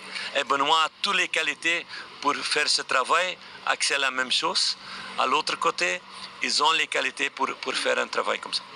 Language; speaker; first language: French; non-native, fluent; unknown